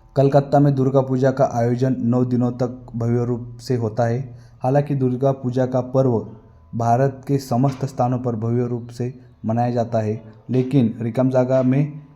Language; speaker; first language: Hindi; non-native, local second language; Marathi